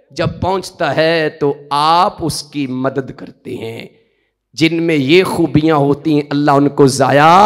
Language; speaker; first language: Urdu; non-native, local second language; Punjabi